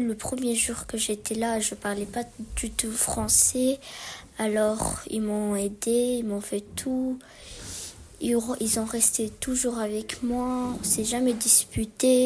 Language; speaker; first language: French; early bilingual, other home language; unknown